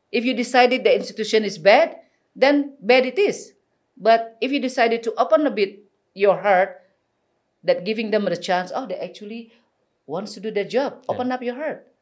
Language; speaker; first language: English; non-native, fluent; Balinese